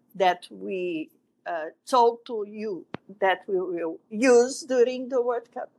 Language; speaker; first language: English; non-native, fluent; French